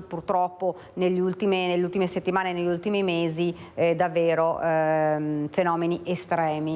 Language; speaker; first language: Italian; native; Italian